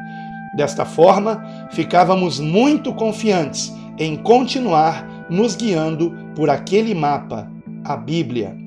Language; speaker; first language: Portuguese; native; Portuguese